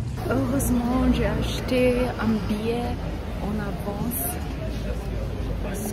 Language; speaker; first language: French; non-native, learner; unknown